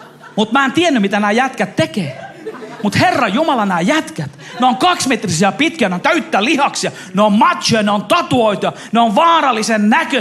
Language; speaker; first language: Finnish; native; Finnish